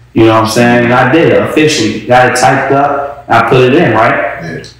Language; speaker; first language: English; native; English